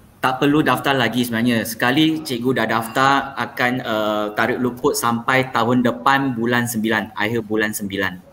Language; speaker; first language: Malay; non-native, local second language; Chinese